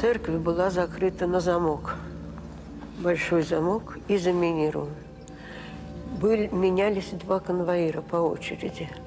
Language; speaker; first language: Russian; native; Russian